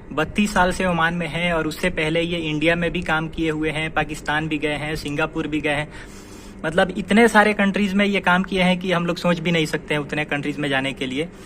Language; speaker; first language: Hindi; native; Hindi